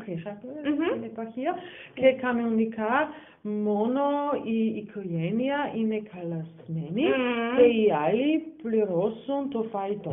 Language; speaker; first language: Greek; non-native, learner; German